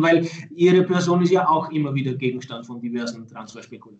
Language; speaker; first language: German; native; German